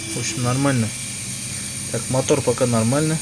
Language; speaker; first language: Russian; non-native, local second language; Kazakh